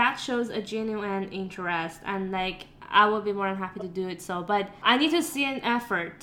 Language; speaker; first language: English; non-native, fluent; Persian